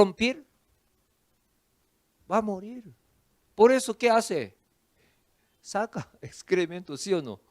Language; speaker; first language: Spanish; non-native, fluent; Korean